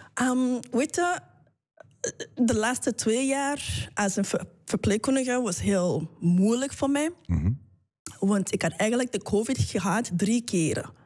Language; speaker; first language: Dutch; non-native, fluent; English